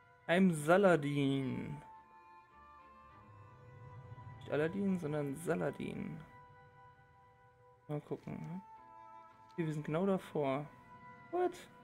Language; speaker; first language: German; native; German